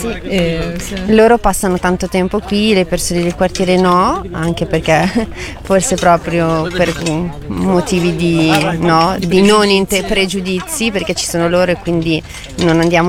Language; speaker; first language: Italian; native; Italian